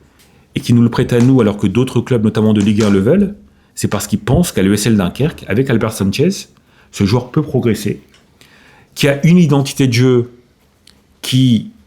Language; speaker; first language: French; native; French